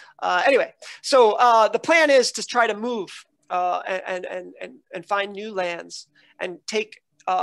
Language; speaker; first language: English; native; English